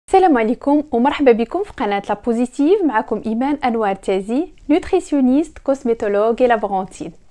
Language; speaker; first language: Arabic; native; Arabic